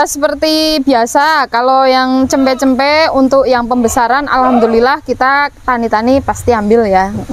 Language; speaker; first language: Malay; non-native, local second language; Javanese